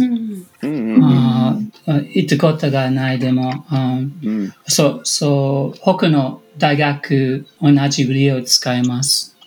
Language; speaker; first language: Japanese; non-native, learner; English